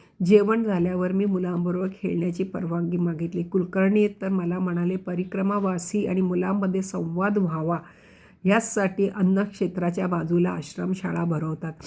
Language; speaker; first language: Marathi; non-native, local second language; Konkani